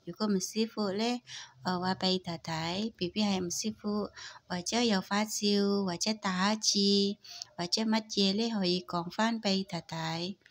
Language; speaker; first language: Cantonese; non-native, fluent; Indonesian